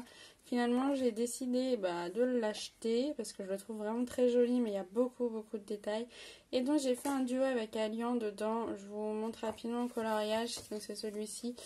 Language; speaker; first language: French; native; French